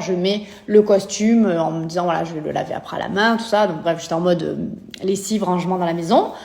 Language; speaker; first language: French; native; French